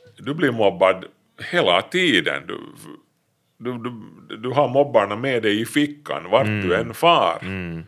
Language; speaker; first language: Swedish; native; Swedish